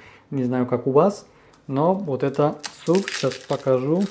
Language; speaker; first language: Russian; non-native, fluent; Spanish